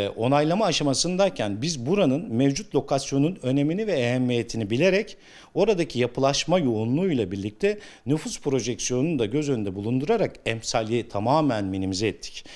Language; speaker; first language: Turkish; native; Turkish